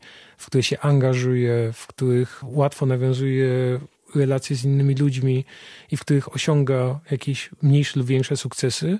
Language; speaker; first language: Polish; native; Polish